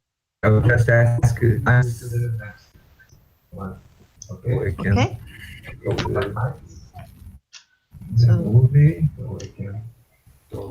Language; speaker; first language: English; non-native, fluent; Portuguese